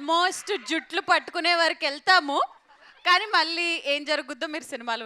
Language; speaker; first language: Telugu; native; Telugu